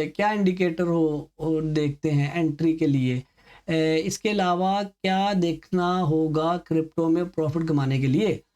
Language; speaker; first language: Urdu; native; Urdu